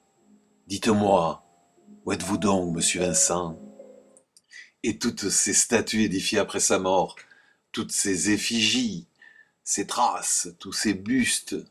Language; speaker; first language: French; native; French